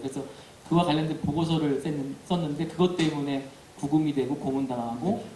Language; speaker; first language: Korean; native; Korean